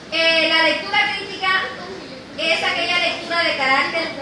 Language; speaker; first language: Spanish; native; Spanish